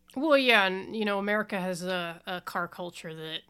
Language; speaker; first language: English; native; English